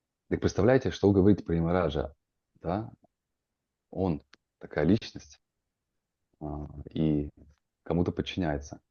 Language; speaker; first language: Russian; native; Russian